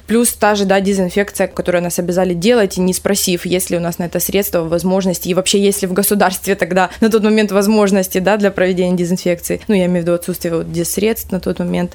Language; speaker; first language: Russian; native; Russian